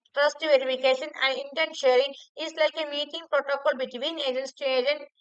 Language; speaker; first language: English; non-native, local second language; Malayalam